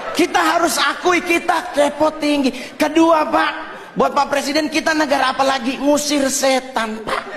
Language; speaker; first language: Indonesian; native; Indonesian